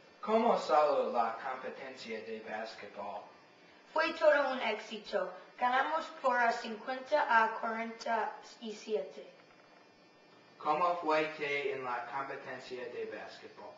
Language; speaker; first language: Spanish; non-native, learner; English